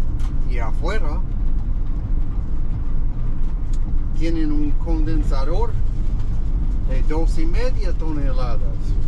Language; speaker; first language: Spanish; non-native, fluent; English